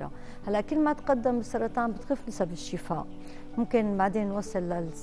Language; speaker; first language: Arabic; native; Arabic